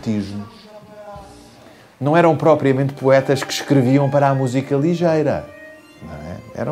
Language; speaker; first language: Portuguese; native; Portuguese